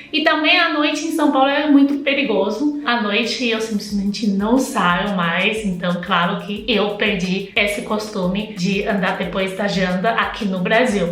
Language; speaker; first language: Portuguese; non-native, fluent; Chinese